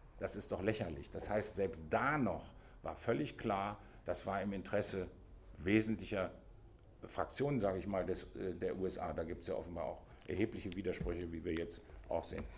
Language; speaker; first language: German; native; German